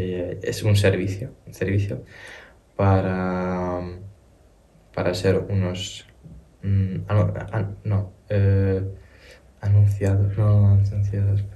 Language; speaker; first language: Spanish; early bilingual, other home language; Ukrainian